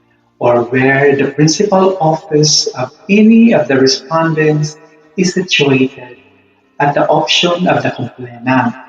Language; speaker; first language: English; non-native, local second language; Filipino